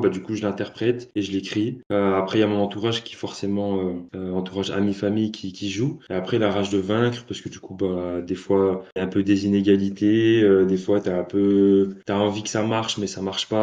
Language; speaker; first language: French; native; French